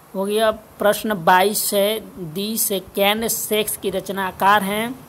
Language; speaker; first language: Hindi; native; Hindi